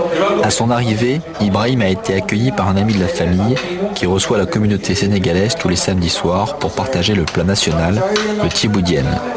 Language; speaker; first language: French; native; French